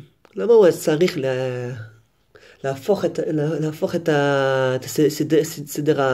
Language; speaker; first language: Hebrew; non-native, fluent; French